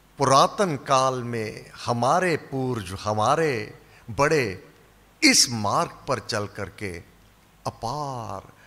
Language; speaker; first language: Hindi; native; Hindi